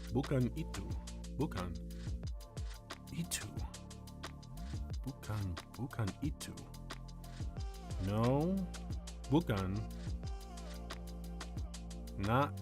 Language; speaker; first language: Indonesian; non-native, learner; English